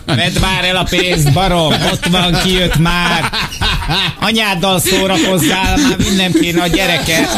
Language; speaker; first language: Hungarian; native; Hungarian